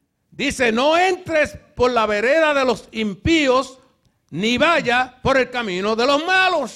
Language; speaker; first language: Spanish; native; Spanish